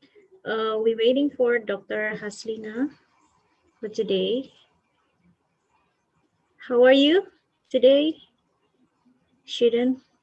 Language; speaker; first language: English; non-native, fluent; Indonesian